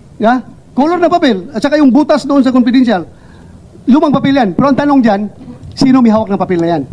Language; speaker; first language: Filipino; non-native, local second language; Cebuano